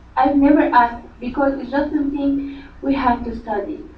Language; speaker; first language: English; non-native, learner; Arabic